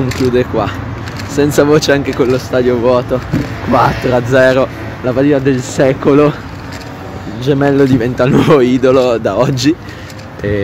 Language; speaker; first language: Italian; native; Italian